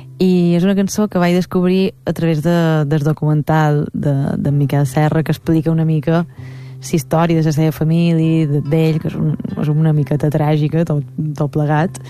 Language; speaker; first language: Catalan; native; Catalan